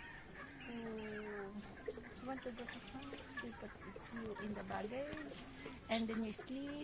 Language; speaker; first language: English; non-native, local second language; Filipino